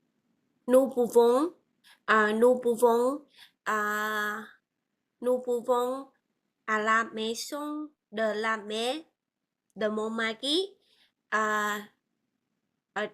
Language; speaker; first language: French; non-native, learner; Vietnamese